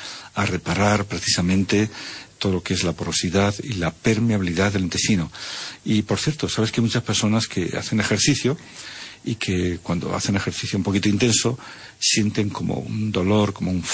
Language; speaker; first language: Spanish; native; Spanish